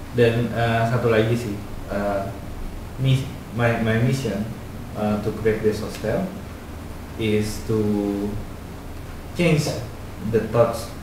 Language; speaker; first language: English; non-native, fluent; Indonesian